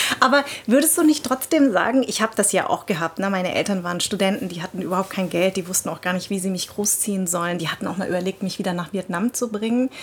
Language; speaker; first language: German; early bilingual, other home language; Vietnamese